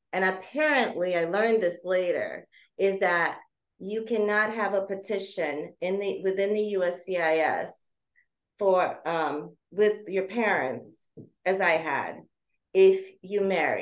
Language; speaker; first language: English; early bilingual, other home language; Russian